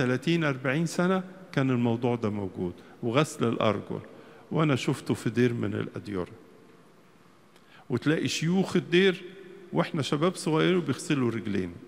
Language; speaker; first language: Arabic; native; Arabic